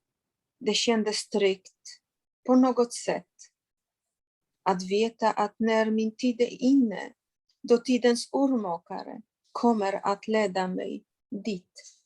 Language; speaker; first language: Swedish; non-native, fluent; Polish